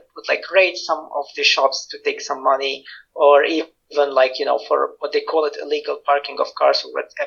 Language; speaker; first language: English; non-native, fluent; Arabic